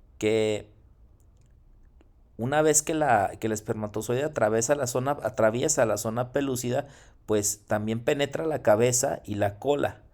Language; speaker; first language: Spanish; native; Spanish